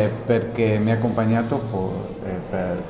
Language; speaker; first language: Italian; non-native, learner; Spanish